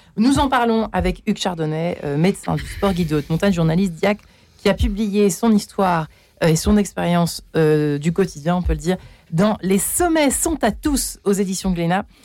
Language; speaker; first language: French; native; French